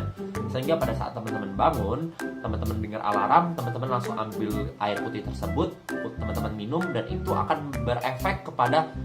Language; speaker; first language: Indonesian; native; Indonesian